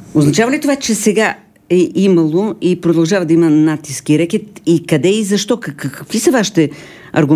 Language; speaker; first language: Bulgarian; native; Bulgarian